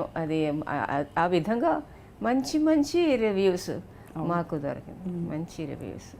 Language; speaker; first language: Telugu; non-native, fluent; Tamil